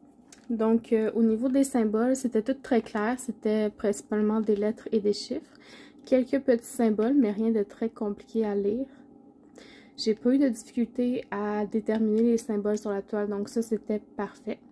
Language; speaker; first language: French; native; French